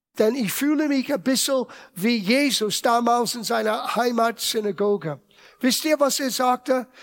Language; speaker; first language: German; non-native, fluent; English